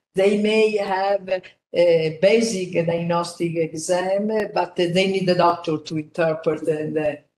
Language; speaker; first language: English; non-native, fluent; Italian